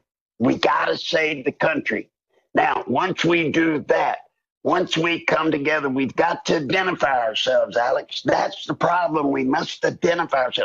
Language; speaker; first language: English; native; English